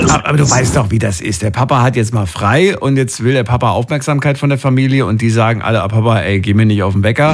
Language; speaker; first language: German; native; German